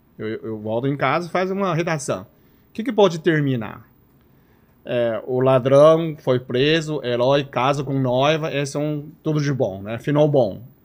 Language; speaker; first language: Portuguese; non-native, fluent; Chinese